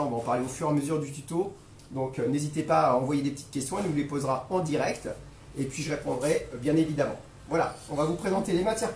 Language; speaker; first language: French; native; French